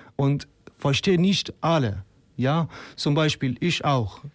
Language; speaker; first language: German; non-native, learner; Persian